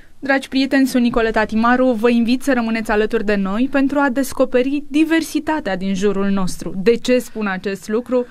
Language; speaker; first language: Romanian; native; Romanian